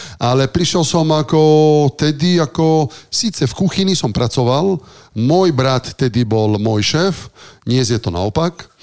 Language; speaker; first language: Slovak; non-native, fluent; Italian